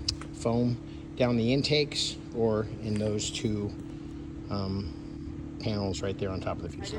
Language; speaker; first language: English; native; English